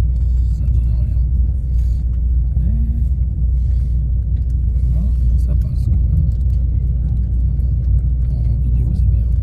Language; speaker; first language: French; native; French